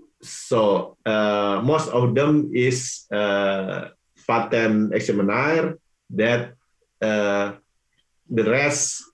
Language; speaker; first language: English; non-native, learner; Indonesian